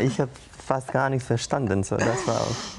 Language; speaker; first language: German; non-native, learner; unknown